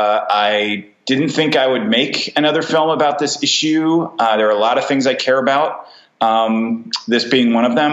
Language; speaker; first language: English; native; English